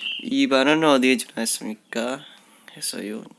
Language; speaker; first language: Korean; non-native, learner; Indonesian